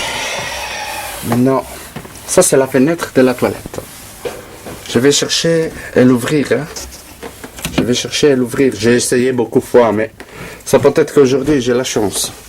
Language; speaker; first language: French; non-native, learner; Italian